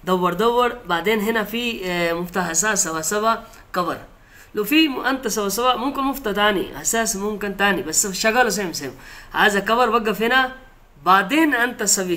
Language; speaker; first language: Arabic; non-native, learner; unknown